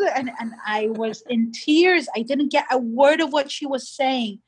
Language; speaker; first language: English; early bilingual, other home language; Hebrew